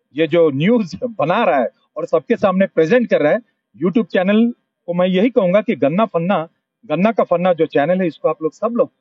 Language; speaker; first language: Hindi; non-native, local second language; Marathi